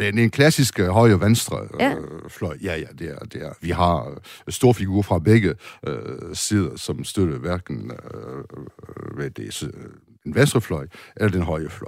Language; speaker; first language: Danish; non-native, fluent; French